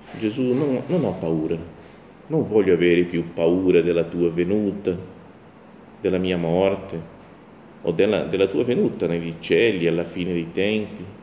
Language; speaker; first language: Italian; non-native, fluent; Portuguese